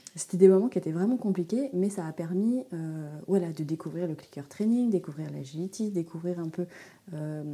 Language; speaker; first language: French; native; French